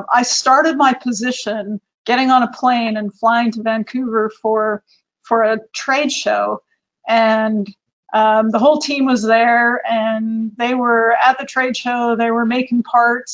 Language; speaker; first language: English; native; English